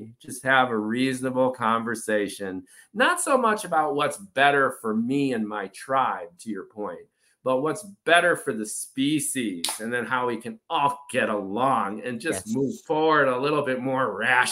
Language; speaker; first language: English; native; English